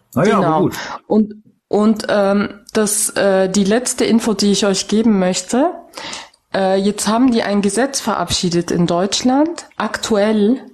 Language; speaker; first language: German; native; German